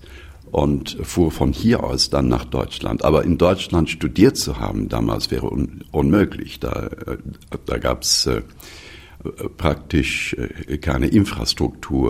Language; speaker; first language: German; non-native, fluent; English